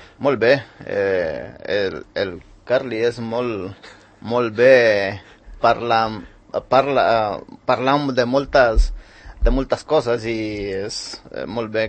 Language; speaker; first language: Catalan; non-native, learner; Spanish